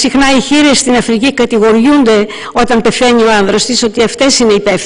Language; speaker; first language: Greek; native; Greek